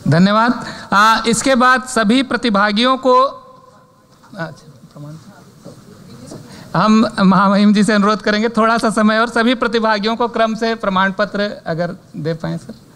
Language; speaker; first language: Hindi; native; Hindi